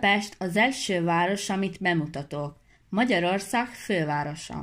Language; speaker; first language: Hungarian; early bilingual, heritage; Hungarian